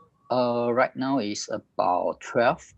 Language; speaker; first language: English; non-native, local second language; Chinese